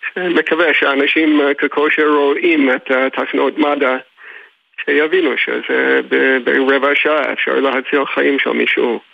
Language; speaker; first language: Hebrew; non-native, fluent; English